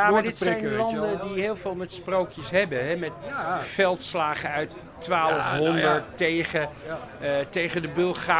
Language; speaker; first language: Dutch; native; Dutch